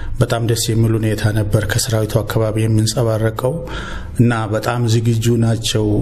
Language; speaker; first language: Amharic; non-native, local second language; Oromo